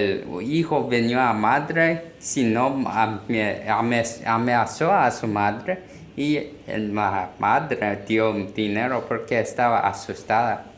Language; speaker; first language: Spanish; non-native, learner; Korean